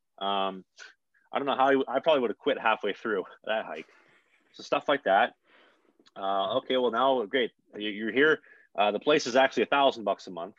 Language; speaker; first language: English; native; English